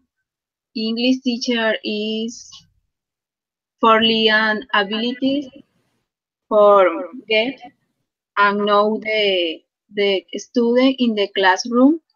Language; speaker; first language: English; non-native, learner; Spanish